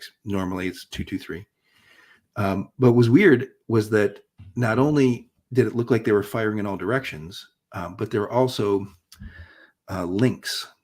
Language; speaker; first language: English; native; English